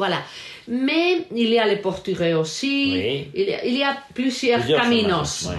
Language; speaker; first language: French; non-native, learner; Galician